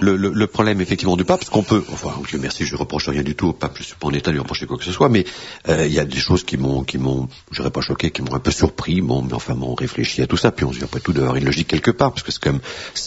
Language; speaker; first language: French; native; French